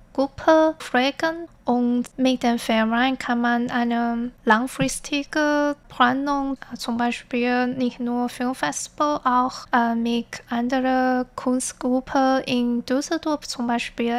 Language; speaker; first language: German; non-native, fluent; Chinese